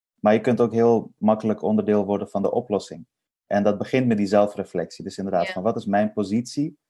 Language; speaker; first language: Dutch; early bilingual, other home language; Persian